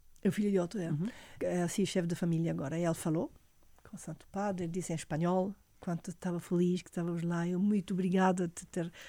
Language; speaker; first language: Portuguese; non-native, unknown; German